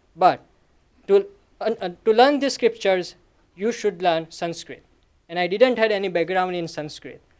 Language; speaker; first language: English; non-native, local second language; Gujarati